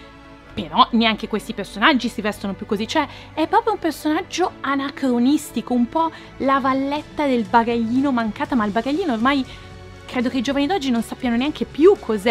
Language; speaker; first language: Italian; native; Italian